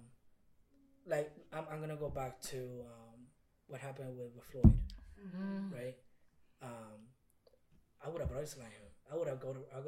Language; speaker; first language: English; non-native, fluent; Spanish